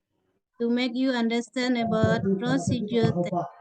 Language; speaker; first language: English; non-native, fluent; Indonesian